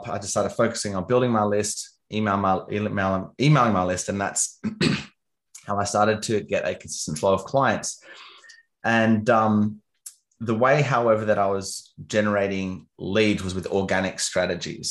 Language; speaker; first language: English; native; English